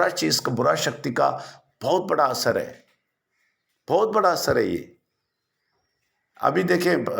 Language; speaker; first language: Hindi; non-native, local second language; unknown